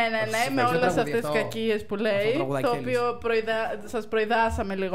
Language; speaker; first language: Greek; native; Greek